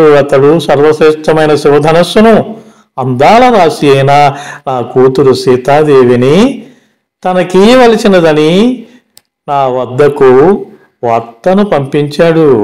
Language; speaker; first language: Telugu; native; Telugu